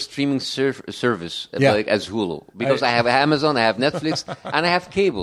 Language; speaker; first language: English; non-native, fluent; Arabic